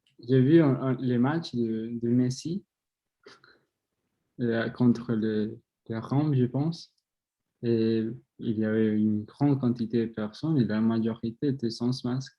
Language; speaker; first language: French; non-native, learner; Spanish